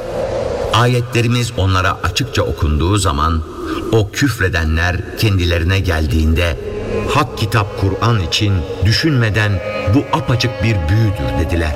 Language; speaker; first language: Turkish; native; Turkish